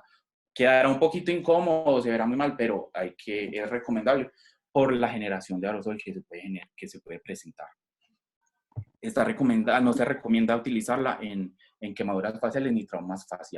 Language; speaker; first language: Spanish; native; Spanish